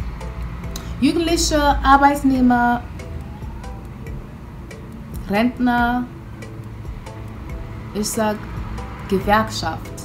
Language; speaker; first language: German; non-native, fluent; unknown